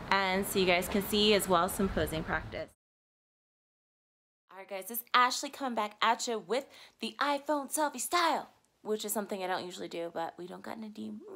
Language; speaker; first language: English; native; English